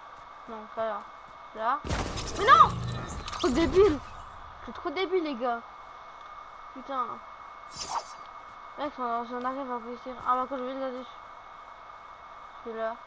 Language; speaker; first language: French; native; French